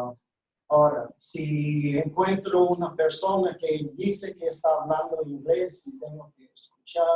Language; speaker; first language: Spanish; non-native, fluent; English